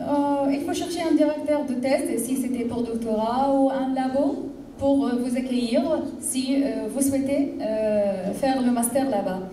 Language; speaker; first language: French; non-native, fluent; Arabic